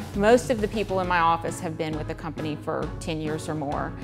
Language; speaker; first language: English; native; English